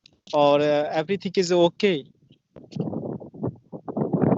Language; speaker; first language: English; non-native, learner; Hindi